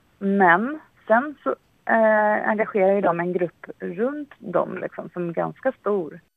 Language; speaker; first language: Swedish; native; Swedish